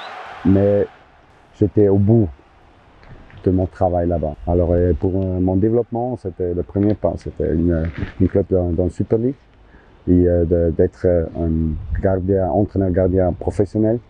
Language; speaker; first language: French; non-native, local second language; German